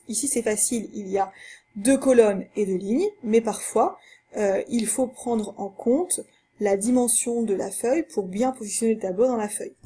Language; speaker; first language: French; native; French